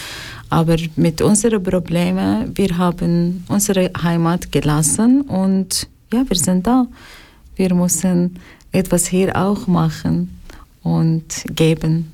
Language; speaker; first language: German; non-native, learner; Arabic